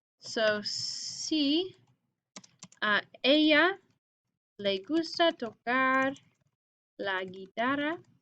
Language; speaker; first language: Spanish; non-native, fluent; English